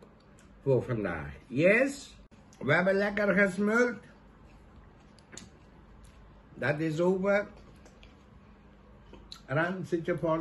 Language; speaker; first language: Dutch; non-native, local second language; Caribbean Hindustani